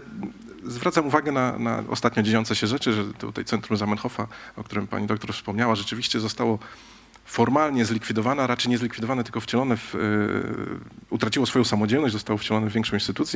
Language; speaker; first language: Polish; native; Polish